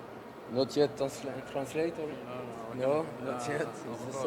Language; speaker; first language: English; non-native, learner; French